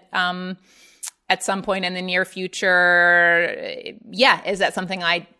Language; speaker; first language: English; native; English